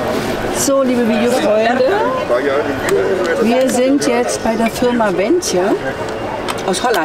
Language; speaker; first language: German; native; German